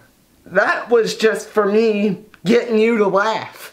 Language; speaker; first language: English; native; English